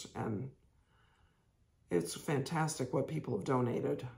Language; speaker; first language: English; native; English